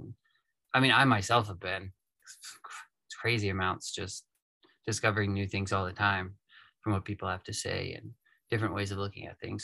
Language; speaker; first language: English; native; English